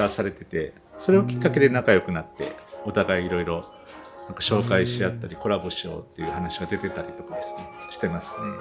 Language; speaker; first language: Japanese; native; Japanese